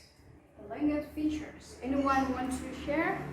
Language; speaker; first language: English; non-native, fluent; Indonesian